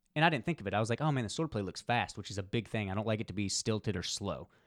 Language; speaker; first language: English; early bilingual, other home language; Polish